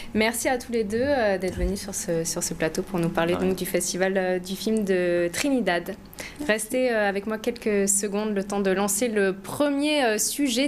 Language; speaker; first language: French; native; French